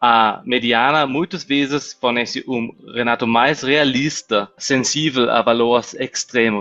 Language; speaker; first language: Portuguese; non-native, fluent; German